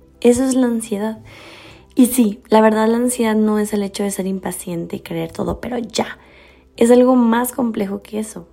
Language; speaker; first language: Spanish; native; Spanish